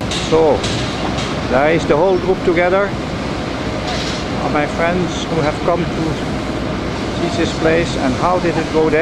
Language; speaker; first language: English; non-native, fluent; Dutch